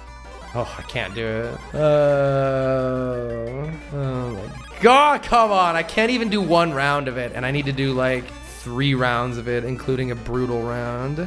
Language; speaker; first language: English; native; English